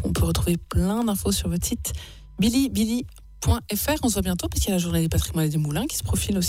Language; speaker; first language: French; native; French